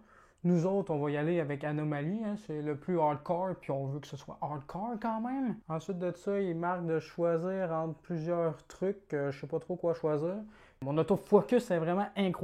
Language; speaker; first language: French; native; French